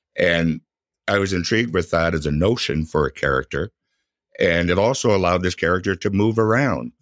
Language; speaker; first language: English; native; English